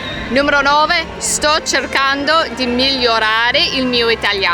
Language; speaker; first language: Italian; non-native, fluent; English